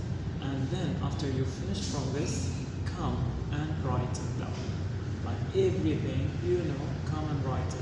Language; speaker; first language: English; non-native, learner; Arabic